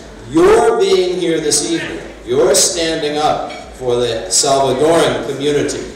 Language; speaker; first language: English; native; English